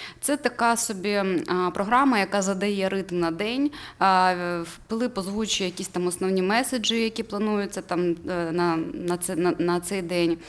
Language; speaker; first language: Ukrainian; native; Ukrainian